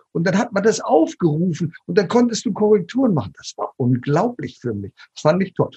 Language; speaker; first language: German; native; German